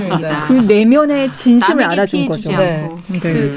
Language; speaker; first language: Korean; native; Korean